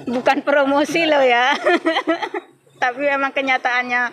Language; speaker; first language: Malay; non-native, local second language; Javanese